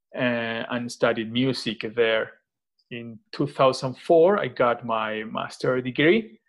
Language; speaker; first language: English; non-native, fluent; Spanish